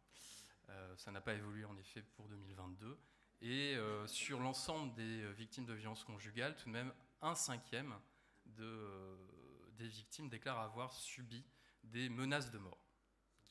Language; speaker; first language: French; native; French